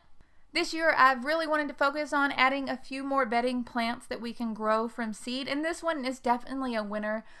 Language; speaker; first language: English; native; English